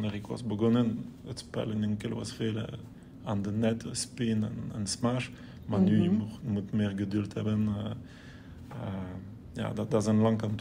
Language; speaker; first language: Dutch; non-native, local second language; French